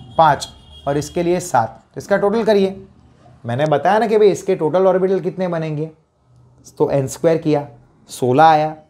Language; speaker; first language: Hindi; non-native, local second language; Gujarati